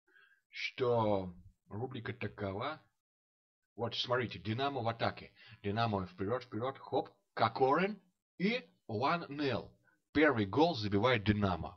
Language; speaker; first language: Russian; non-native, fluent; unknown